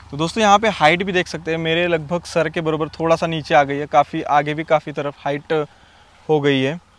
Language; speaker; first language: Hindi; native; Hindi